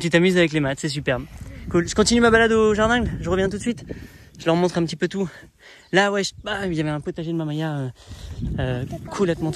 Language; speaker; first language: French; native; French